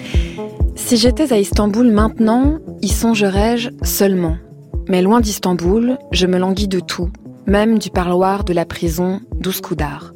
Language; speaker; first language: French; native; French